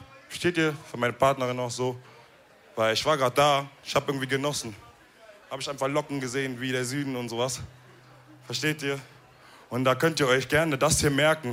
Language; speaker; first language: German; early bilingual, other home language; Wolof